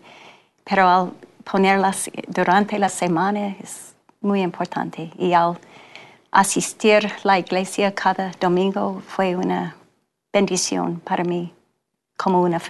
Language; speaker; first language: Spanish; non-native, learner; English